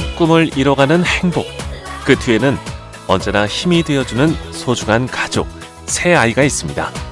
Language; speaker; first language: Korean; native; Korean